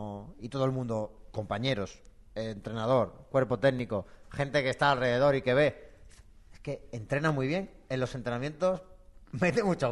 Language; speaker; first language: Spanish; native; Spanish